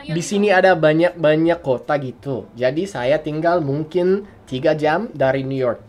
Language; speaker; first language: Indonesian; non-native, fluent; English